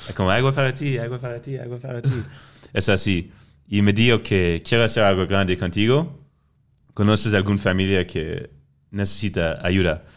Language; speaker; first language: Spanish; non-native, fluent; French